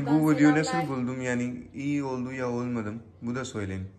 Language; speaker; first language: Turkish; non-native, learner; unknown